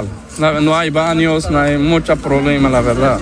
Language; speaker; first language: Spanish; non-native, learner; Arabic